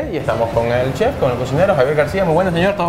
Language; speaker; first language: Spanish; native; Spanish